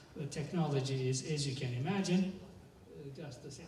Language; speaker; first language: English; non-native, fluent; Turkish